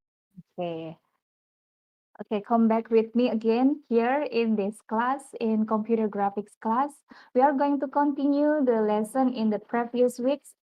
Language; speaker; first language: English; non-native, fluent; Indonesian